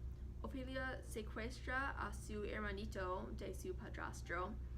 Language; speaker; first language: Spanish; non-native, learner; English